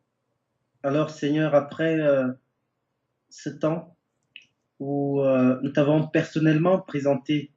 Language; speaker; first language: French; native; French